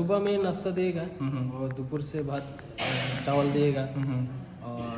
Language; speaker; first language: Hindi; non-native, learner; Bangla